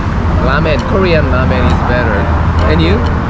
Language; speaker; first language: English; non-native, learner; Korean